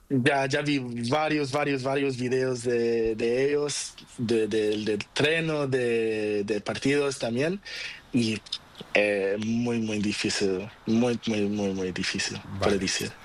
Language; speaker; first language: Spanish; non-native, learner; Portuguese